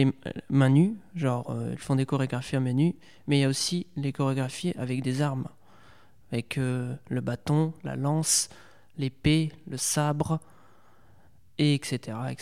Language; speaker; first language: French; native; French